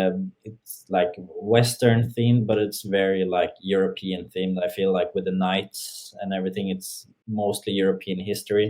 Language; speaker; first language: English; non-native, fluent; Norwegian